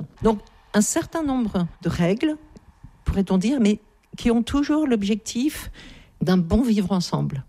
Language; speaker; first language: French; native; French